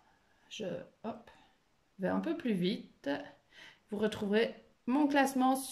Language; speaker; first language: French; native; French